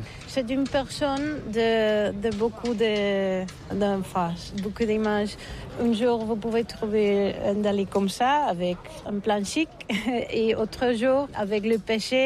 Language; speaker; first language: French; non-native, learner; Catalan